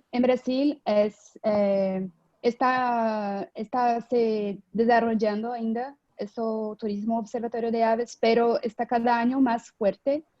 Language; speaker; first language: Spanish; non-native, fluent; Portuguese